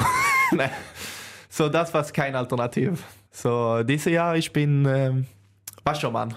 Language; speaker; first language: German; non-native, learner; Swedish